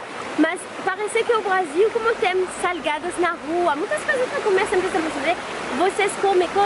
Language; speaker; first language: Portuguese; non-native, fluent; French